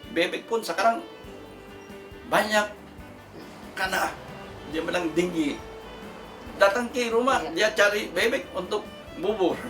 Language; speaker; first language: Indonesian; non-native, fluent; Filipino